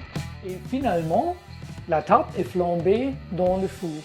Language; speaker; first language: French; non-native, learner; German